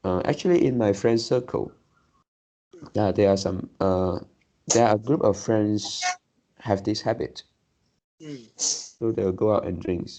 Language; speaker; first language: English; non-native, learner; Chinese